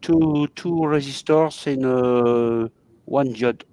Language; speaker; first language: English; non-native, learner; French